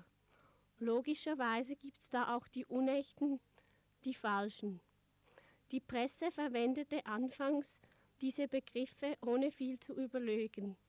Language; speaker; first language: German; native; German